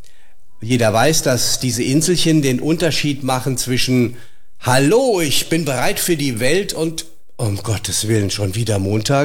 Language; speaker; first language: German; native; German